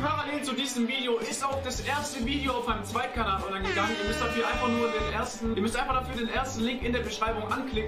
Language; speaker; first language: German; native; German